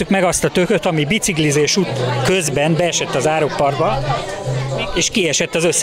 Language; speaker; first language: Hungarian; native; Hungarian